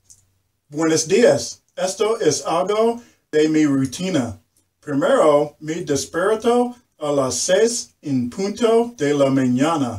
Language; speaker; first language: Spanish; non-native, learner; English